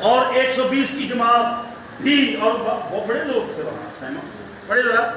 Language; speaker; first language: Urdu; non-native, local second language; Punjabi